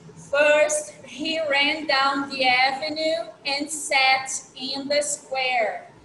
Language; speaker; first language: English; non-native, fluent; Portuguese